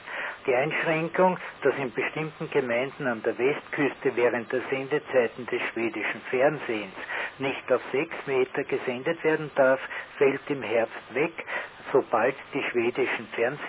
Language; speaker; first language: German; native; German